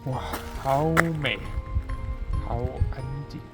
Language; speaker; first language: Chinese; non-native, learner; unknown